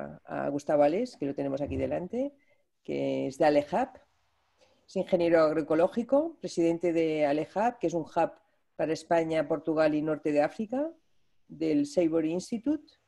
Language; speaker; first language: Spanish; native; Spanish